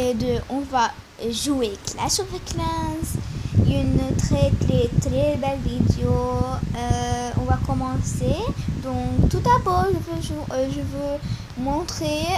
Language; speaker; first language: French; non-native, learner; Arabic